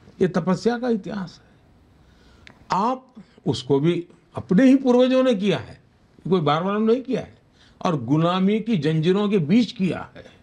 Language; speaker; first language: Hindi; non-native, local second language; Gujarati